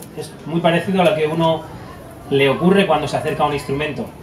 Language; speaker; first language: Spanish; native; Spanish